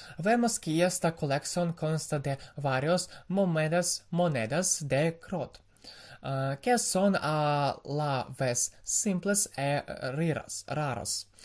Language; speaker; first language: Spanish; non-native, learner; Ukrainian